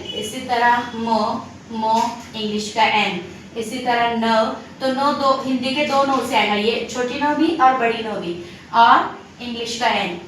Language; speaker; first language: Hindi; native; Hindi